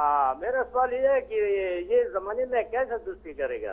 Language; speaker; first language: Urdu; non-native, learner; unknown